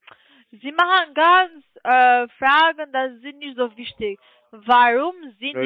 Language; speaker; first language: German; non-native, learner; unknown